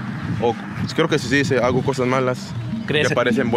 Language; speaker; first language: Spanish; native; Spanish